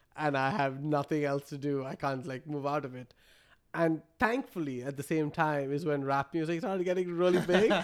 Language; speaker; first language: English; non-native, local second language; Malayalam